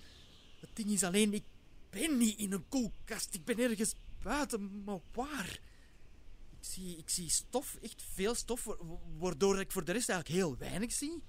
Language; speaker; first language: Dutch; native; Dutch